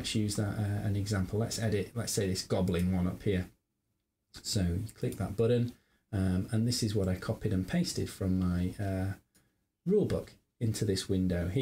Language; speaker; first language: English; native; English